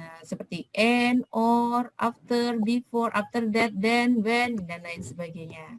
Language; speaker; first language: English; non-native, fluent; Indonesian